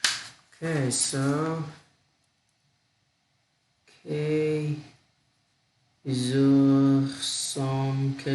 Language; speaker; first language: French; non-native, learner; Vietnamese